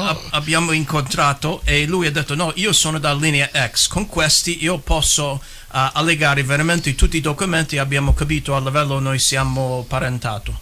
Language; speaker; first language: Italian; early bilingual, heritage; English